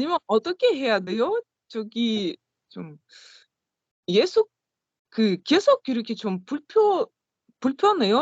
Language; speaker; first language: Korean; non-native, learner; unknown